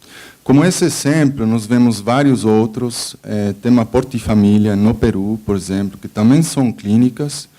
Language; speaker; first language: Portuguese; non-native, fluent; Spanish